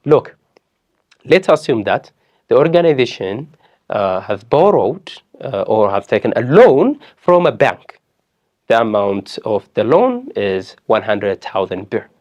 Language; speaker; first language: English; non-native, local second language; Amharic